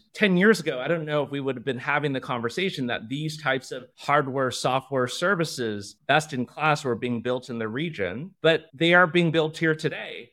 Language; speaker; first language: English; early bilingual, other home language; Chinese